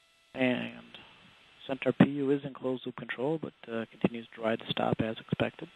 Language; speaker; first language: English; native; English